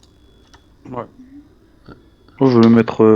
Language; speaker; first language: French; native; French